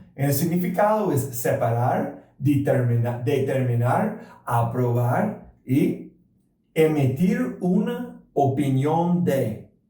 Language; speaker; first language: Spanish; non-native, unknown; English